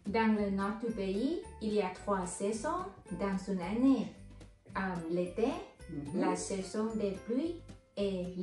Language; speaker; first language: French; non-native, fluent; Thai